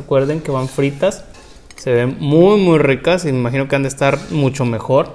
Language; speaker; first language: Spanish; native; Spanish